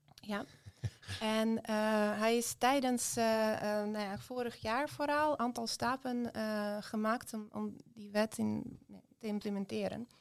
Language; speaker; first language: Dutch; non-native, fluent; Ukrainian